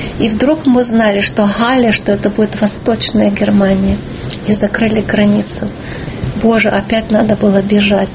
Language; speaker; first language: Russian; early bilingual, heritage; Russian